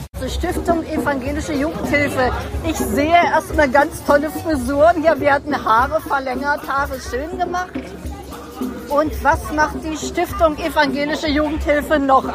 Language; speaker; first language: German; native; German